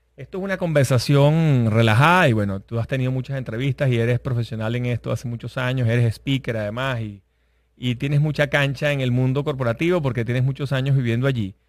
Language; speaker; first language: Spanish; native; Spanish